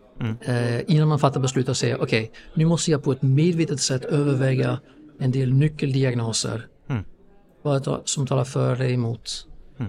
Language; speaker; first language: Swedish; non-native, fluent; English